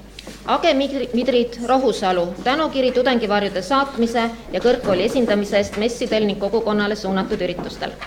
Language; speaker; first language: Estonian; native; Estonian